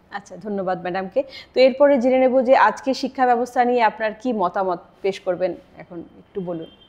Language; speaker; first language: Bangla; native; Bangla